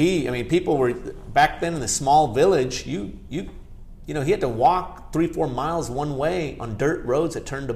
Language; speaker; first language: English; early bilingual, other home language; Gujarati